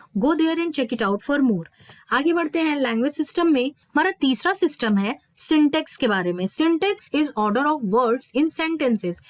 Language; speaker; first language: Hindi; native; Hindi